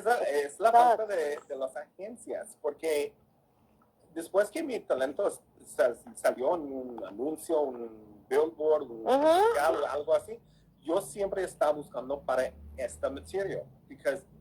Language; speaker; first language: Spanish; early bilingual, heritage; English